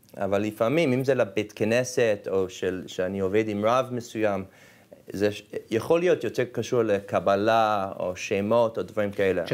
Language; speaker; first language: Hebrew; non-native, fluent; English